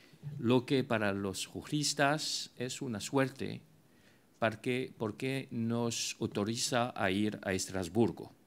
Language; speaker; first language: Spanish; non-native, fluent; French